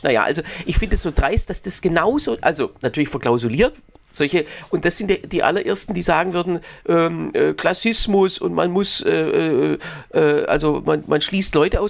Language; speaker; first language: German; native; German